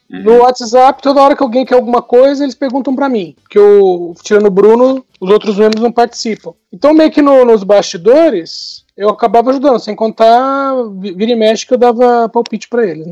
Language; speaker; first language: Portuguese; native; Portuguese